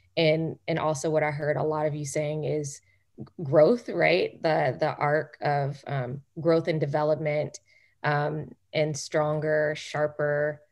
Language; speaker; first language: English; native; English